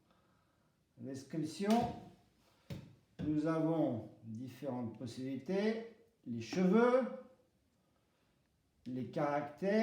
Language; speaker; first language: French; non-native, fluent; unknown